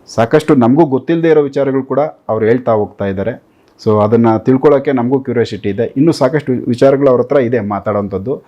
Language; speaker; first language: Kannada; native; Kannada